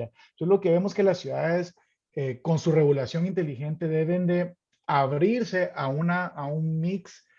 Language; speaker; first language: Spanish; native; Spanish